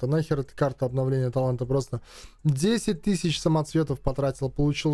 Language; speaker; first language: Russian; native; Russian